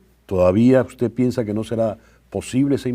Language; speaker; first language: Spanish; native; Spanish